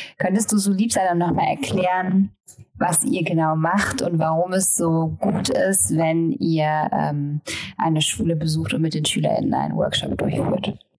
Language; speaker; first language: German; native; German